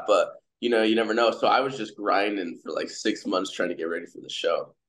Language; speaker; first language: English; native; English